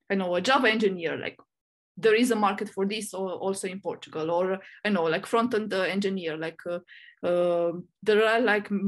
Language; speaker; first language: English; non-native, fluent; Romanian